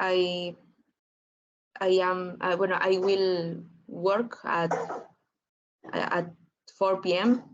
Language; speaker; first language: English; non-native, learner; Spanish